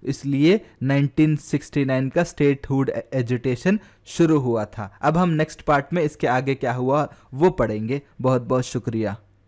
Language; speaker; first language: Hindi; non-native, local second language; Urdu